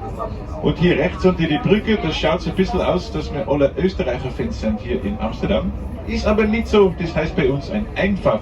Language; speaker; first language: German; non-native, fluent; Dutch